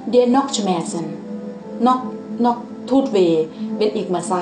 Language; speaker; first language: German; non-native, learner; Thai